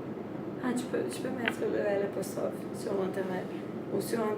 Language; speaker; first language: French; non-native, fluent; Portuguese